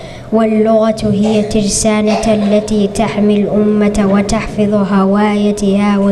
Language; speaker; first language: Arabic; non-native, learner; Somali